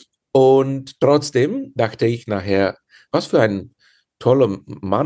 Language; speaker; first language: German; non-native, fluent; Czech